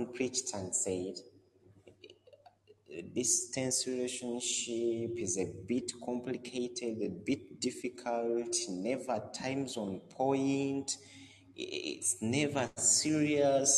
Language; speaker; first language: English; non-native, local second language; Ganda